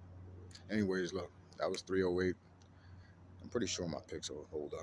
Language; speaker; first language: English; native; English